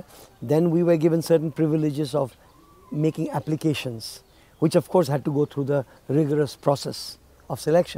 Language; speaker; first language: English; non-native, local second language; Nepali